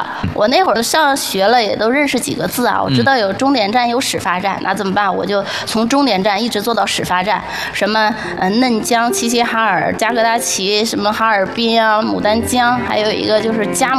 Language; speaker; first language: Chinese; native; Chinese